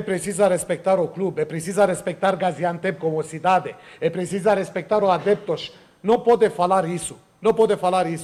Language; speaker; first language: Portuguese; non-native, learner; Romanian